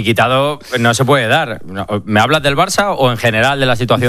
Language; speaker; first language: Spanish; native; Spanish